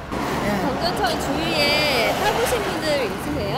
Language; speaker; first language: Korean; native; Korean